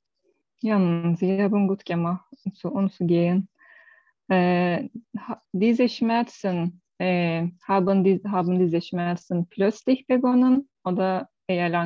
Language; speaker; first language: German; non-native, learner; Turkish